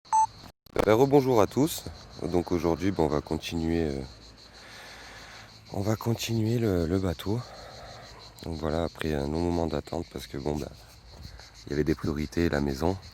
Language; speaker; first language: French; native; French